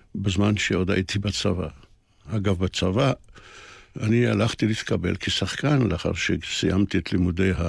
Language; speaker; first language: Hebrew; early bilingual, other home language; Polish